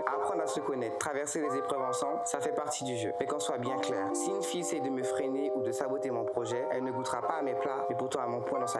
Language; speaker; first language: French; native; French